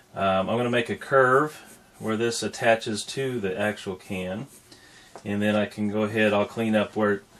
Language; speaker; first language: English; native; English